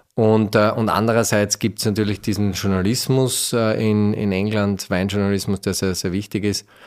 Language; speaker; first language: German; native; German